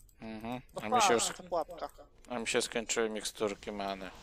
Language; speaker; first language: Polish; native; Polish